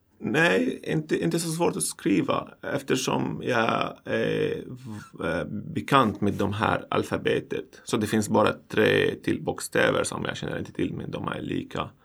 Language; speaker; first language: Swedish; non-native, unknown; Arabic